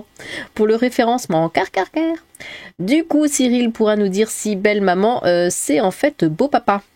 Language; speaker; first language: French; native; French